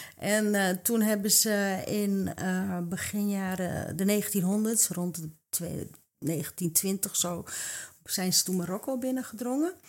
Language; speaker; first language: Dutch; early bilingual, other home language; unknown